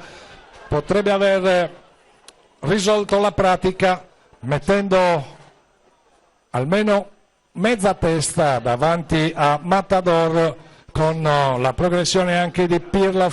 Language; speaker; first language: Italian; native; Italian